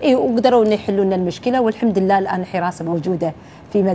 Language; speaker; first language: Arabic; native; Arabic